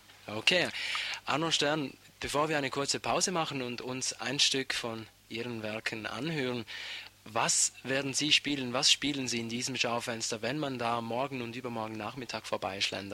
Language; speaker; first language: German; native; German